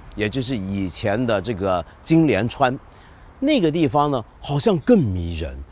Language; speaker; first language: Chinese; native; Chinese